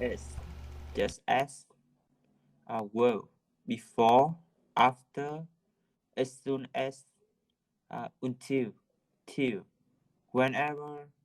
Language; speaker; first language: English; non-native, learner; Vietnamese